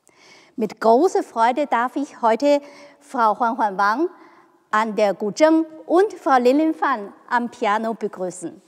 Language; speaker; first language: German; non-native, fluent; Chinese